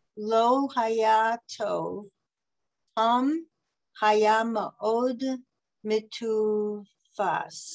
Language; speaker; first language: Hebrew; non-native, learner; English